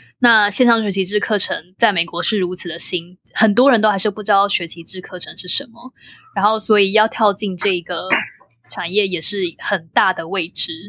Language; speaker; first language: Chinese; native; Chinese